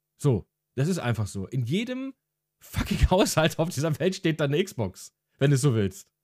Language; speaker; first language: German; early bilingual, other home language; Hungarian